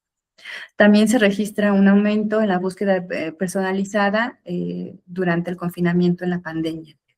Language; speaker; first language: Spanish; native; Spanish